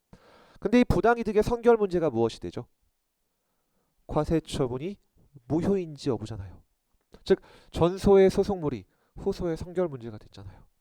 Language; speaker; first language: Korean; native; Korean